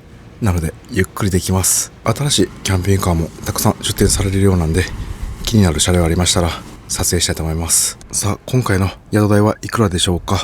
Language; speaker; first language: Japanese; native; Japanese